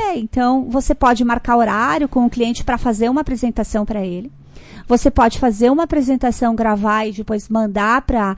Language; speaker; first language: Portuguese; native; Portuguese